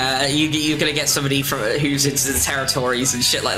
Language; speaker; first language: English; native; English